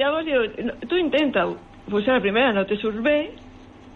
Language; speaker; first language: Catalan; native; Catalan